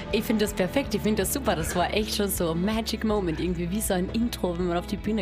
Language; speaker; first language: German; native; German